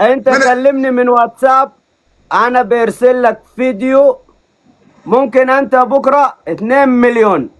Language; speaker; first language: Arabic; non-native, learner; Oromo